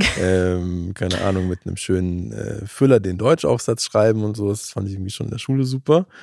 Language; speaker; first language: German; native; German